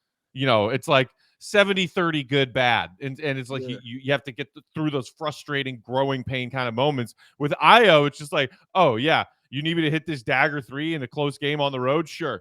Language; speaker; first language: English; native; English